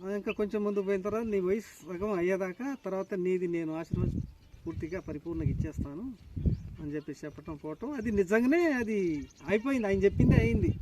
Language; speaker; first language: Telugu; non-native, local second language; Lambadi